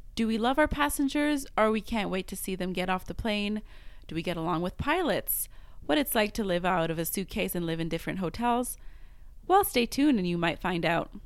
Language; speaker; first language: English; non-native, fluent; French